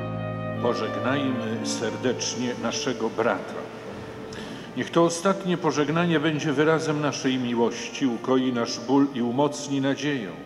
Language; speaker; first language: Polish; native; Polish